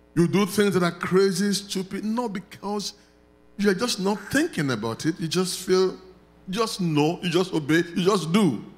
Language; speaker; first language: English; non-native, local second language; Yoruba